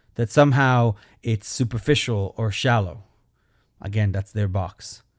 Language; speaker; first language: English; non-native, fluent; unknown